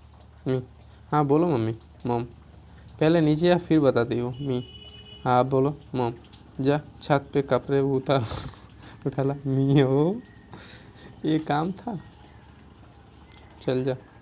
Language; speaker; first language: Hindi; non-native, local second language; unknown